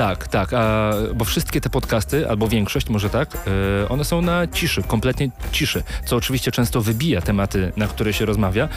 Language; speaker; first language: Polish; native; Polish